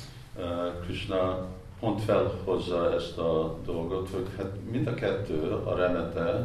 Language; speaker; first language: Hungarian; non-native, fluent; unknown